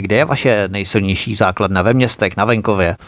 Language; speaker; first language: Czech; native; Czech